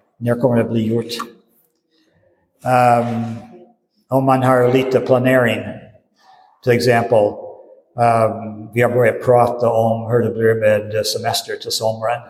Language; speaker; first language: Swedish; non-native, fluent; English